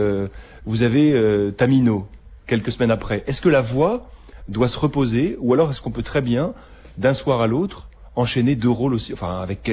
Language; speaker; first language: French; native; French